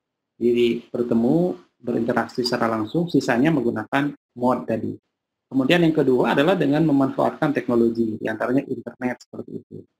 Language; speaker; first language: Indonesian; native; Indonesian